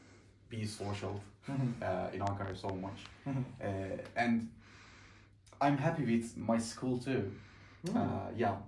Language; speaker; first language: English; non-native, fluent; Turkish